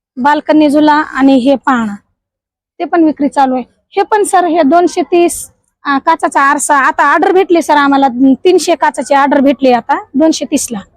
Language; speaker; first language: Marathi; non-native, local second language; Lambadi